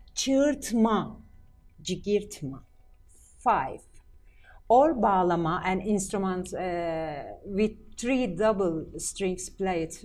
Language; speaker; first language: English; non-native, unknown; Turkish